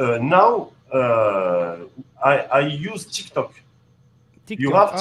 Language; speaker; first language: English; non-native, learner; French